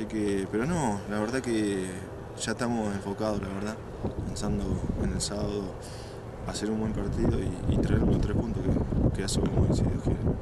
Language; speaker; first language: Spanish; native; Spanish